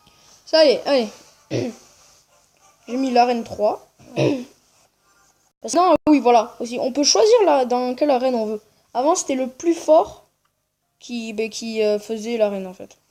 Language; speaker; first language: French; native; French